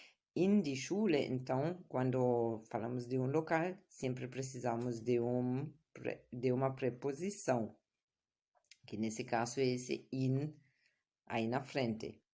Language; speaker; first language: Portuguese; non-native, fluent; German